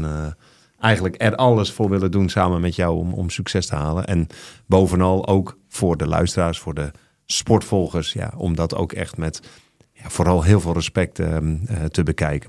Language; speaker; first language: Dutch; native; Dutch